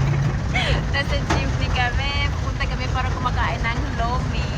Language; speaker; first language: Filipino; non-native, learner; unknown